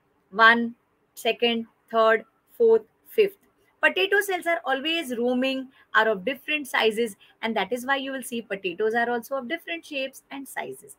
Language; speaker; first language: English; non-native, local second language; Hindi